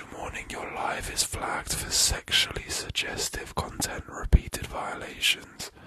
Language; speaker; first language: English; native; English